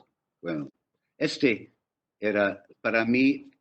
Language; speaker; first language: Spanish; non-native, fluent; English